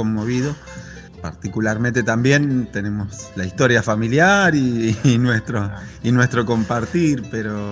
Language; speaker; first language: Spanish; native; Spanish